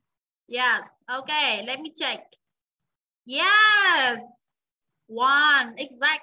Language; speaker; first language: English; non-native, fluent; Vietnamese